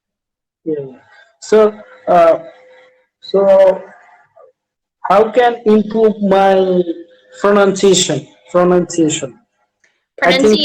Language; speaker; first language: English; non-native, learner; Bangla